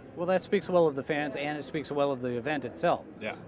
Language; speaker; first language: English; native; English